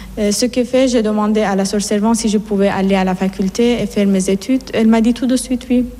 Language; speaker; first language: French; non-native, fluent; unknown